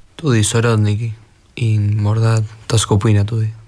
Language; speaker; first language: Slovenian; early bilingual, heritage; Spanish